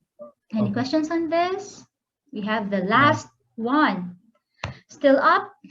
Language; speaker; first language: English; non-native, local second language; Filipino